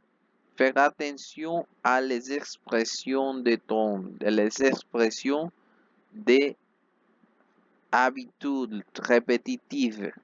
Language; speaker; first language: French; non-native, fluent; Spanish